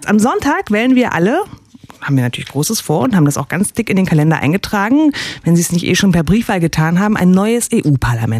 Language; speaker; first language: German; native; German